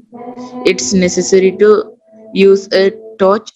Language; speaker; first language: English; non-native, learner; Sinhala